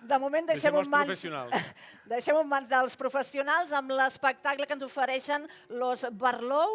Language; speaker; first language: Catalan; native; Catalan